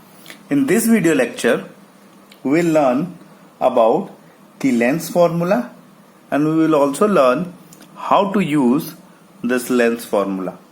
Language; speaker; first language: English; non-native, local second language; Hindi